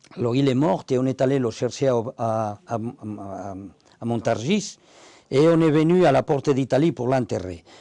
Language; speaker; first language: French; non-native, fluent; Spanish